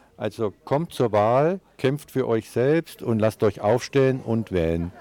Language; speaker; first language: German; native; German